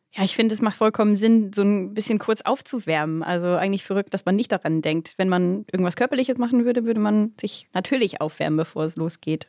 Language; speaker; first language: German; non-native, fluent; English